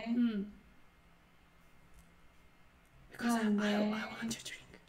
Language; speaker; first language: English; non-native, fluent; Japanese